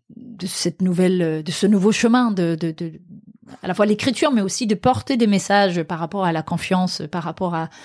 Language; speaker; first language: French; non-native, fluent; Danish